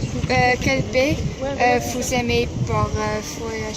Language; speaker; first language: French; non-native, learner; Dutch